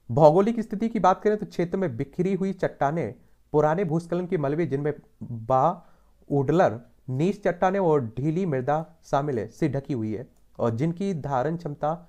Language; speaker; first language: Hindi; native; Hindi